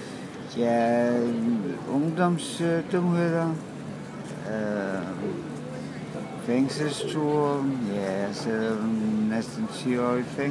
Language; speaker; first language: Danish; non-native, fluent; Polish